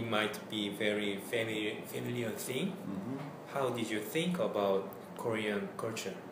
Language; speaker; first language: English; non-native, learner; Korean